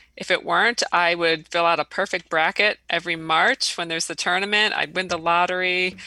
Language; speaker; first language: English; native; English